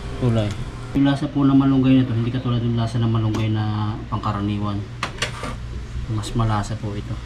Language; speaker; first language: Filipino; native; Filipino